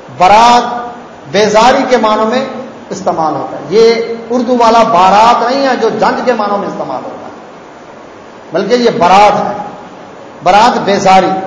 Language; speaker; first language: Urdu; non-native, local second language; Saraiki